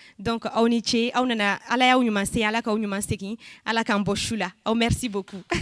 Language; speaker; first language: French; non-native, local second language; Bambara